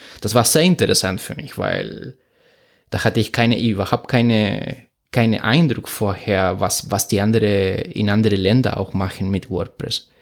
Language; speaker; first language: German; non-native, fluent; Spanish